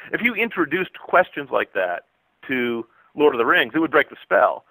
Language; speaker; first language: English; native; English